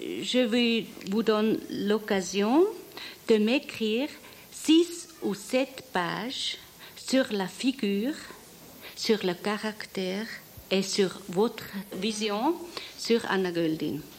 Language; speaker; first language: French; non-native, fluent; German